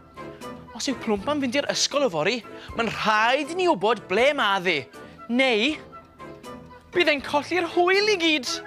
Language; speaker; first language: Welsh; native; Welsh